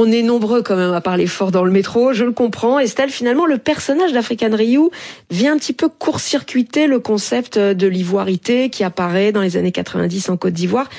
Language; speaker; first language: French; native; French